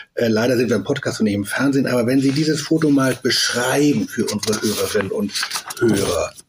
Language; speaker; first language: German; native; German